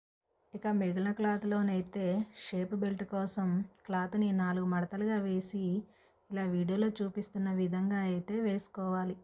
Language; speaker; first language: Telugu; native; Telugu